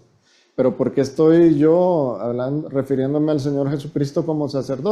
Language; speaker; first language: Spanish; native; Spanish